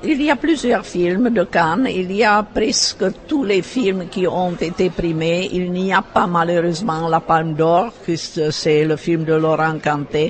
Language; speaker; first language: French; non-native, fluent; Czech